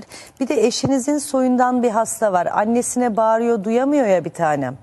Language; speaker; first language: Turkish; native; Turkish